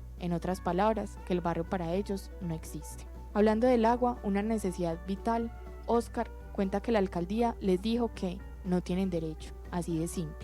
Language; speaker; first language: Spanish; native; Spanish